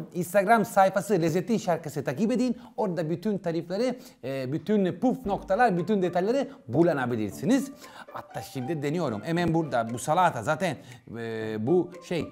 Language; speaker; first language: Turkish; non-native, fluent; Italian